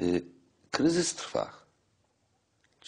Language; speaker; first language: Polish; native; Polish